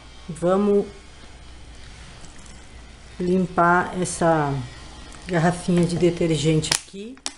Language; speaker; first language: Portuguese; native; Portuguese